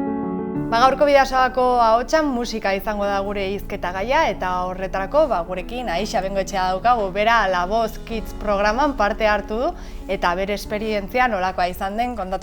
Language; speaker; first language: Basque; native; Basque